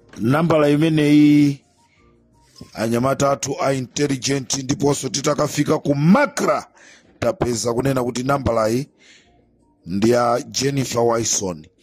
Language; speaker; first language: Nyanja; native; Nyanja